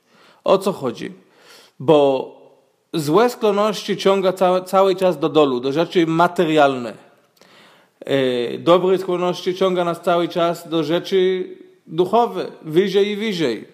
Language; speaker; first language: Polish; non-native, fluent; Hebrew